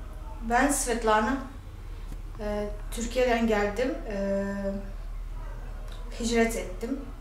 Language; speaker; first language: Turkish; non-native, fluent; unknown